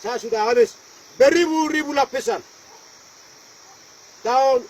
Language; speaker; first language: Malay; non-native, local second language; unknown